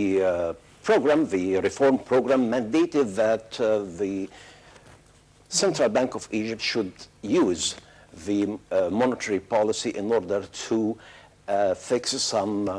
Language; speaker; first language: English; non-native, fluent; Arabic